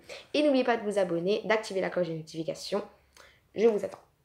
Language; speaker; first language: French; native; French